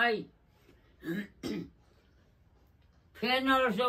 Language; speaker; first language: English; non-native, learner; Nepali